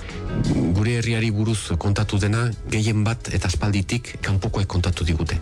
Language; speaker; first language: Basque; native; Basque